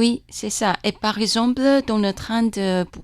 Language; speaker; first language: French; non-native, fluent; Chinese